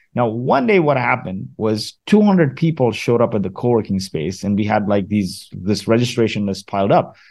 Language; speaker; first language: English; early bilingual, other home language; Arabic